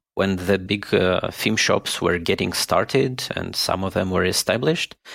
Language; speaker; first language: English; non-native, fluent; Romanian